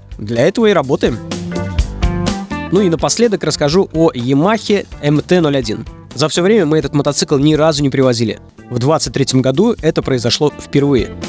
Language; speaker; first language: Russian; native; Russian